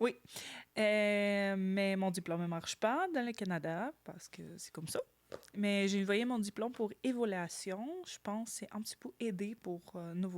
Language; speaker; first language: French; non-native, learner; Ukrainian